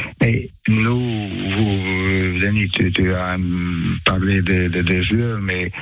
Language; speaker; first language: French; non-native, fluent; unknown